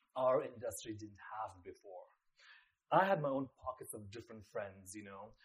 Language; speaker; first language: English; non-native, local second language; Nepali